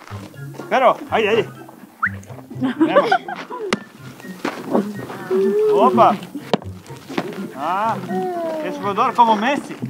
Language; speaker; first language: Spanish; non-native, learner; Serbian